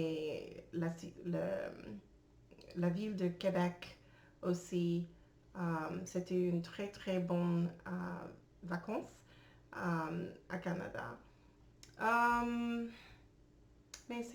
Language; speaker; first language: French; non-native, learner; English